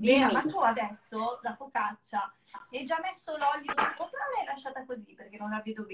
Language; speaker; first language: Italian; native; Italian